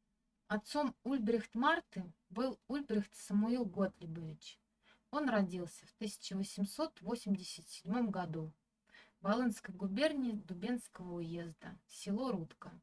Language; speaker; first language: Russian; native; Russian